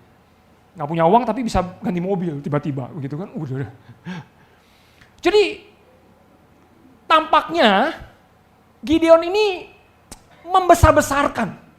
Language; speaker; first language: Indonesian; native; Indonesian